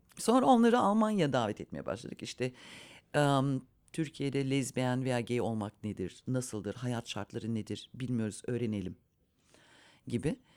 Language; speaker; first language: Turkish; early bilingual, heritage; Turkish